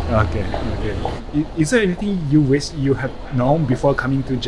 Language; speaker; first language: English; non-native, fluent; Japanese